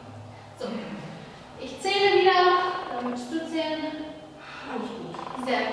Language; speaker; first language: German; native; German